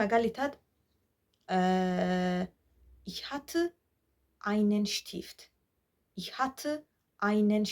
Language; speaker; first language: German; non-native, fluent; Georgian